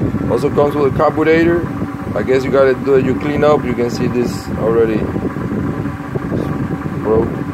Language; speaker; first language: English; non-native, fluent; Spanish